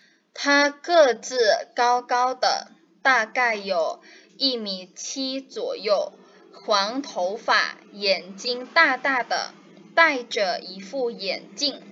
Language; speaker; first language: Chinese; non-native, fluent; Indonesian